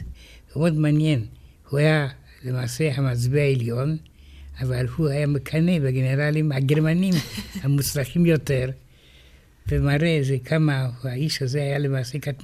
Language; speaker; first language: Hebrew; non-native, fluent; Romanian